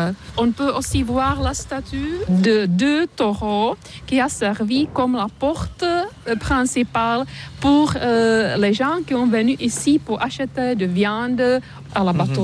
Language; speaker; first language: French; non-native, fluent; Czech